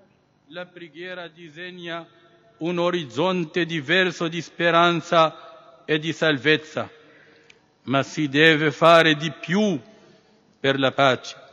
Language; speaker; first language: Italian; non-native, fluent; Arabic